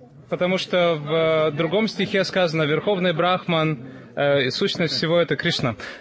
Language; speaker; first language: Russian; native; Russian